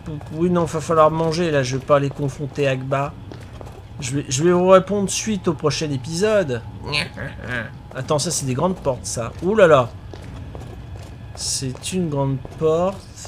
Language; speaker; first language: French; native; French